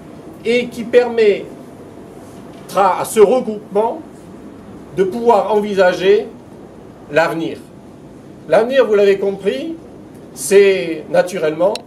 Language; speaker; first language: French; native; French